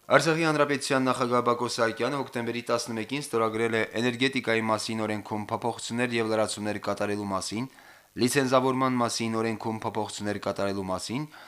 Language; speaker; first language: Armenian; native; Armenian